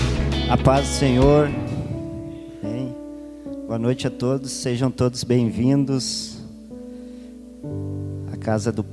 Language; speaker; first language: Portuguese; native; Portuguese